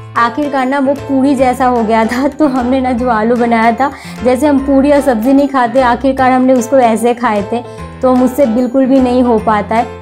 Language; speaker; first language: Hindi; non-native, local second language; Bangla